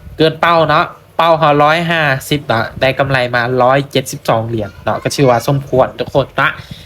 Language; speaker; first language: Thai; non-native, local second language; Lao